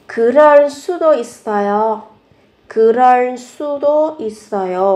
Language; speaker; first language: Korean; non-native, fluent; Vietnamese